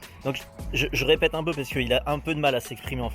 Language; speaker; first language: French; native; French